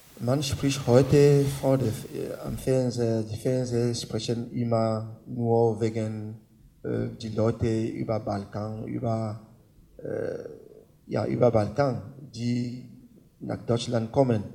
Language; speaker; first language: German; non-native, learner; French